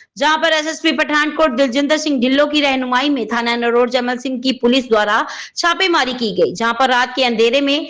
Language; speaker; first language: Hindi; non-native, local second language; Punjabi